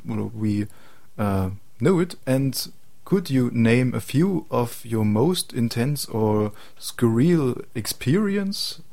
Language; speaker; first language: English; non-native, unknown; German